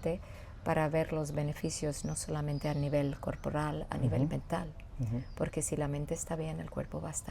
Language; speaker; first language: Spanish; non-native, fluent; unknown